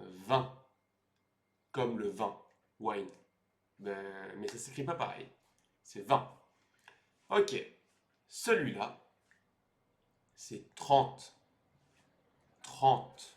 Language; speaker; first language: French; native; French